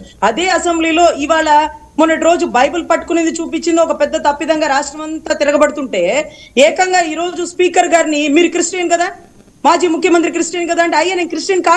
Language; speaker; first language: Telugu; native; Telugu